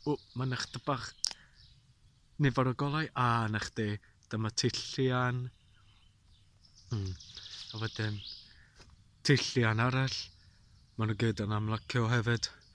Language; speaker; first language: Welsh; non-native, local second language; English